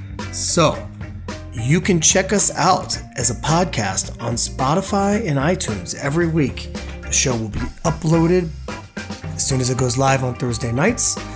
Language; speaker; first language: English; native; English